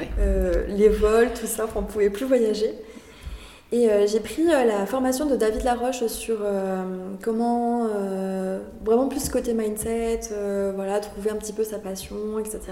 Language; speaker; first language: French; early bilingual, other home language; Spanish